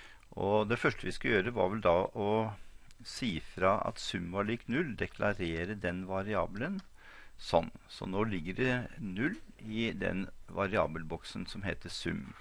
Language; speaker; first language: Norwegian; native; Norwegian